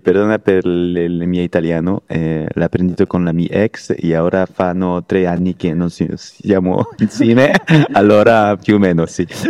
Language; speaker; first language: Italian; non-native, learner; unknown